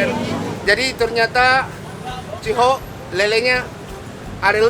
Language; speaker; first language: Indonesian; non-native, fluent; Japanese